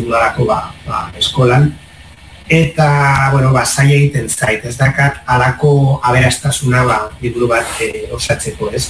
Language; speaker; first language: Basque; non-native, local second language; Spanish